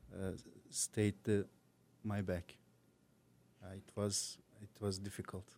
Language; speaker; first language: English; non-native, learner; Turkish